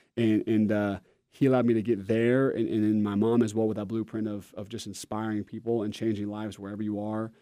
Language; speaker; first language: English; native; English